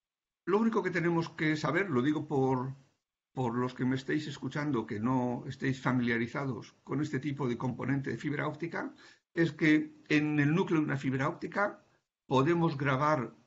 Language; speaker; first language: Spanish; native; Spanish